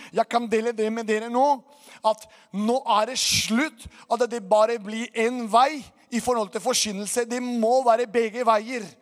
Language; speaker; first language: Norwegian; non-native, fluent; Portuguese